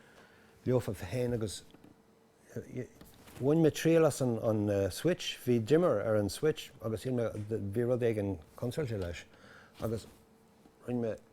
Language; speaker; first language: Irish; non-native, local second language; English